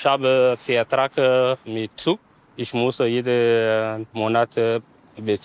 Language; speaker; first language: German; non-native, learner; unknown